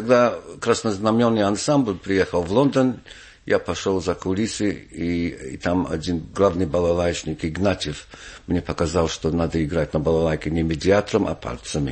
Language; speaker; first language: Russian; non-native, fluent; English